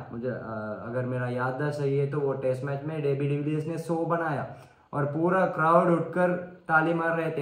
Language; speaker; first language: Hindi; non-native, learner; Sinhala